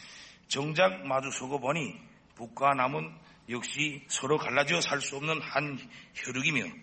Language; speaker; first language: Korean; native; Korean